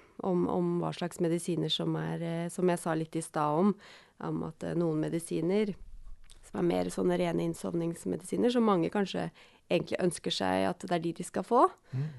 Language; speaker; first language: Norwegian; native; Norwegian